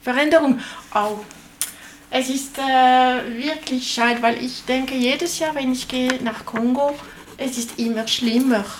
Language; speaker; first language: German; non-native, learner; French